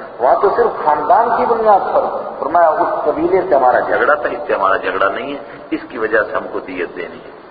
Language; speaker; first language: Urdu; non-native, local second language; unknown